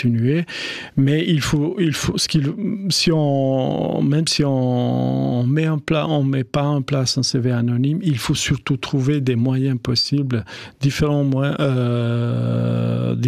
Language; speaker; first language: French; non-native, fluent; Albanian